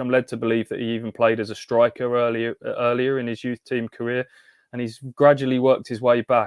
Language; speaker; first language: English; native; English